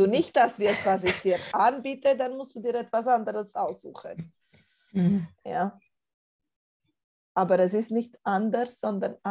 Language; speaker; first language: German; non-native, fluent; Romanian